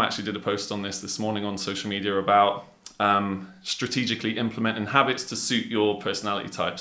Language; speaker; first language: English; native; English